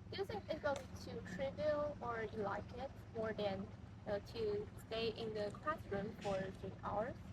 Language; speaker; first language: English; non-native, fluent; Chinese